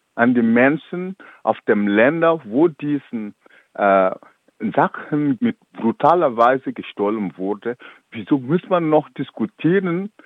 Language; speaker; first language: German; non-native, fluent; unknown